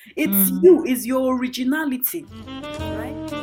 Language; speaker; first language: English; non-native, local second language; Igbo